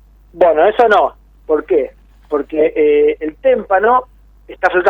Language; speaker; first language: Spanish; native; Spanish